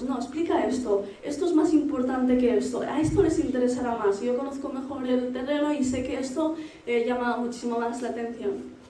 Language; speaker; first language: Spanish; early bilingual, other home language; Arabic